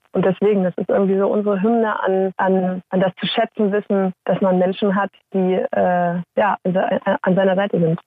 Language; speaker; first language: German; native; German